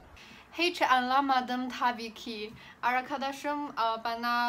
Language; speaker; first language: Turkish; non-native, learner; Chinese